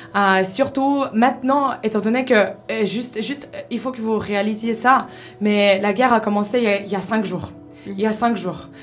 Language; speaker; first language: French; non-native, fluent; Ukrainian